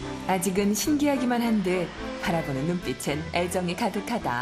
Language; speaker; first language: Korean; native; Korean